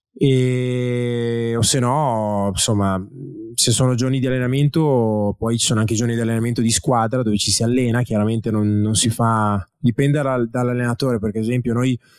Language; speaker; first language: Italian; native; Italian